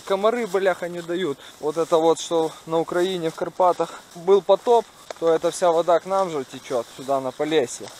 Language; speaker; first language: Russian; native; Russian